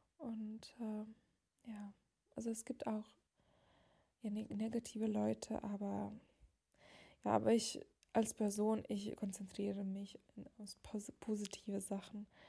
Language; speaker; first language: German; non-native, fluent; Lithuanian